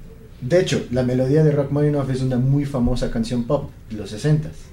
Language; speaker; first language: Spanish; native; Spanish